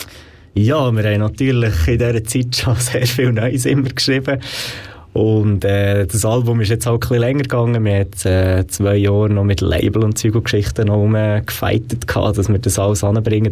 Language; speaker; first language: German; native; German